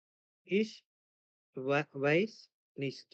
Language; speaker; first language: German; non-native, learner; Malayalam